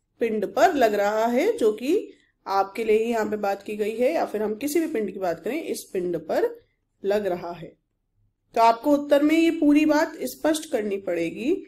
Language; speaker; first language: Hindi; native; Hindi